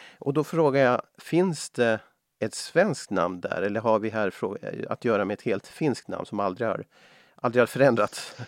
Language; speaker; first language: Swedish; native; Swedish